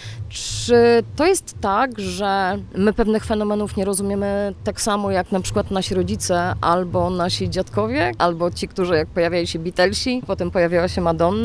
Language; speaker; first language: Polish; native; Polish